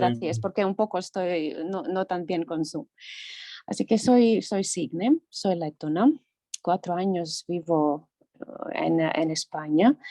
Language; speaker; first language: Spanish; non-native, learner; Latvian